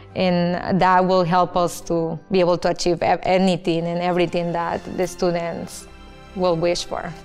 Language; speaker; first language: English; non-native, fluent; Spanish